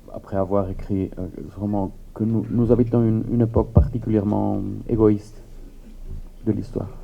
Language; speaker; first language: French; non-native, fluent; Spanish